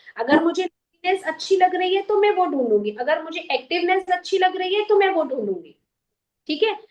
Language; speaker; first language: Hindi; native; Hindi